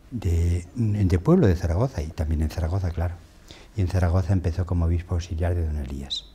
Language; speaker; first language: Spanish; native; Spanish